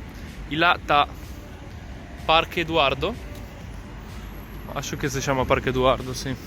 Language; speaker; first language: Portuguese; non-native, learner; Italian